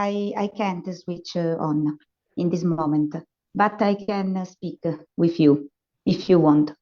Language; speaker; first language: English; non-native, learner; Italian